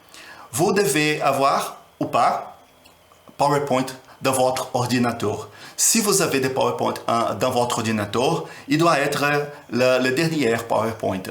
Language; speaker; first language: French; non-native, learner; Portuguese